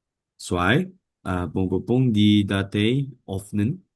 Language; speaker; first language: German; non-native, learner; Indonesian